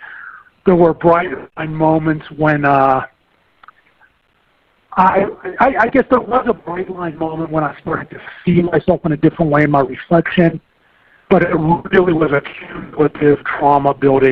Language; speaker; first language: English; native; English